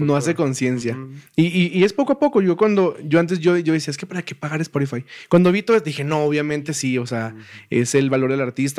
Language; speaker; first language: Spanish; native; Spanish